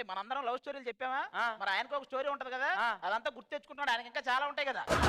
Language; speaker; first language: Telugu; native; Telugu